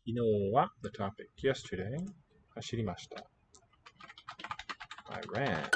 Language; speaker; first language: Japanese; non-native, learner; English